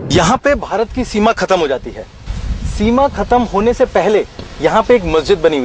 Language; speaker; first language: Hindi; native; Hindi